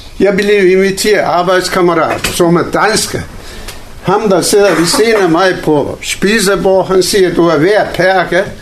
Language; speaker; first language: Danish; non-native, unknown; Turkish